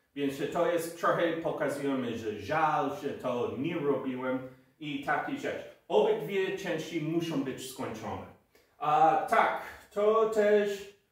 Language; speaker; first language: Polish; non-native, learner; English